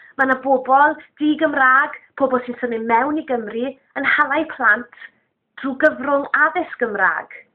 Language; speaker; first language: Welsh; native; Welsh